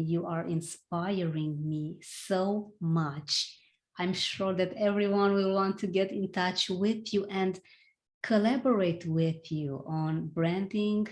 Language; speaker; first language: English; non-native, fluent; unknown